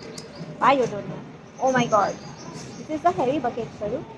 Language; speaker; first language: English; non-native, learner; Hindi